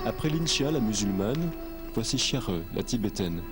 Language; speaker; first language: French; native; French